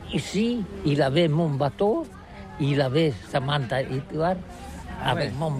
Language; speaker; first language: French; non-native, learner; Catalan